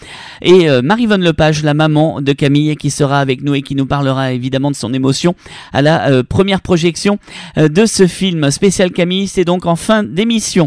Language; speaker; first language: French; native; French